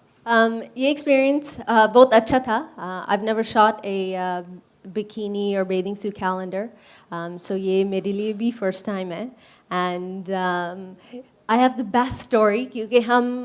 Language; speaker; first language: Hindi; early bilingual, heritage; Punjabi